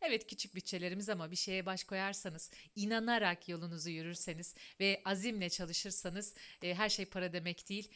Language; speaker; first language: Turkish; native; Turkish